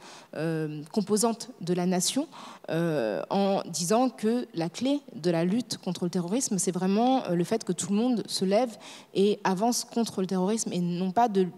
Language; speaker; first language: French; native; French